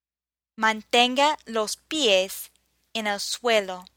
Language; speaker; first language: Spanish; non-native, fluent; English